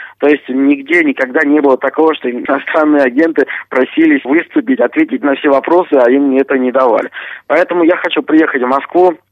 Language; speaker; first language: Russian; native; Russian